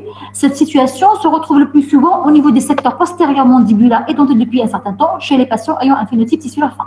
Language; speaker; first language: French; non-native, local second language; Arabic